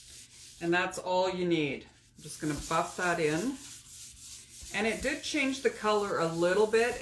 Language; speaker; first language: English; native; English